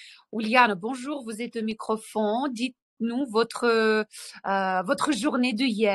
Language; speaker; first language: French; non-native, fluent; Ukrainian